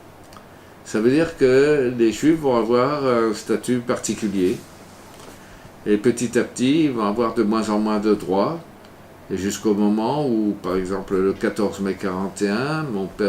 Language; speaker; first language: French; native; French